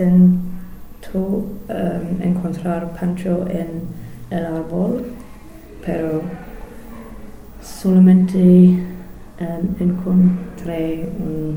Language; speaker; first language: Spanish; non-native, learner; English